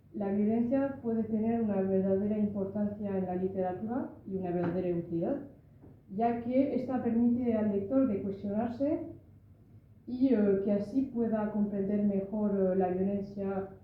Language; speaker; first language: Spanish; non-native, learner; French